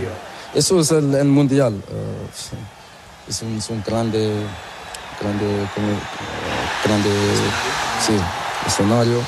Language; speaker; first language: Spanish; non-native, learner; Portuguese